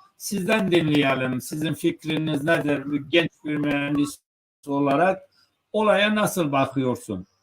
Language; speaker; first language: Turkish; non-native, local second language; Zaza